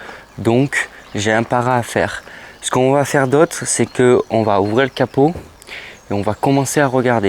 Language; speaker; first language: French; native; French